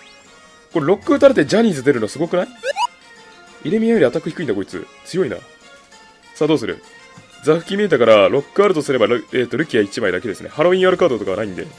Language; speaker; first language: Japanese; native; Japanese